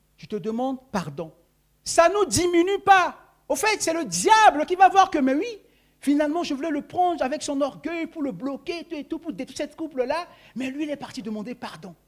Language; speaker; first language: French; non-native, local second language; Sango